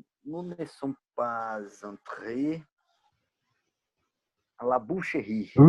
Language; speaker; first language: French; non-native, learner; Portuguese